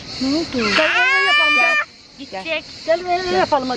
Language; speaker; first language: Turkish; native; Turkish